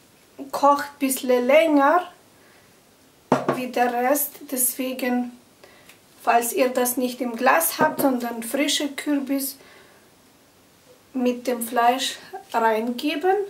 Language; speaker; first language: German; non-native, fluent; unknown